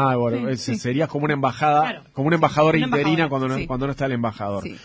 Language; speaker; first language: Spanish; native; Spanish